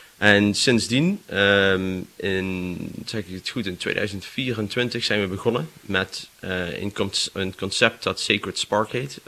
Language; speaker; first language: Dutch; native; Dutch